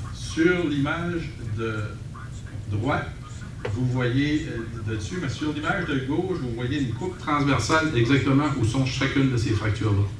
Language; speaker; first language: French; native; French